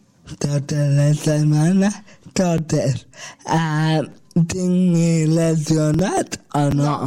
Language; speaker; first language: Catalan; non-native, local second language; Spanish